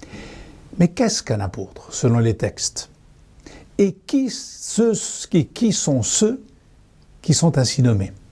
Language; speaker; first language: French; native; French